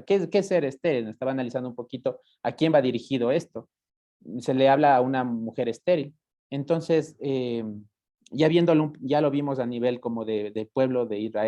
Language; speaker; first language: Spanish; native; Spanish